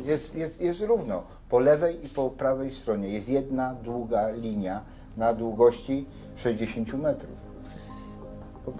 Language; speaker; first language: Polish; native; Polish